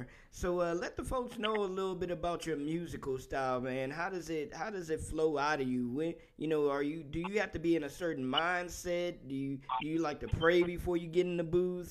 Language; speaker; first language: English; native; English